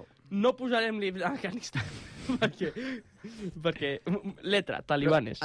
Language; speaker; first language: Catalan; native; Catalan